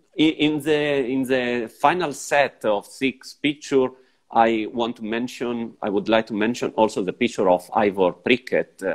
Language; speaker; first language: English; non-native, fluent; Italian